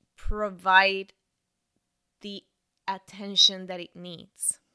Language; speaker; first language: English; non-native, fluent; Spanish